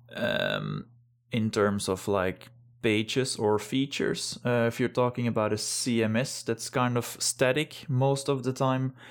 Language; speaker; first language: English; non-native, fluent; Dutch